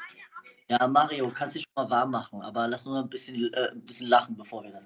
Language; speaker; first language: German; native; German